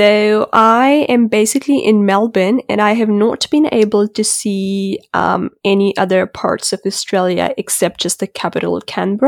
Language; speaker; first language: English; non-native, local second language; Urdu